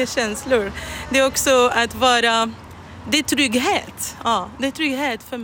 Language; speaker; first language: Swedish; non-native, fluent; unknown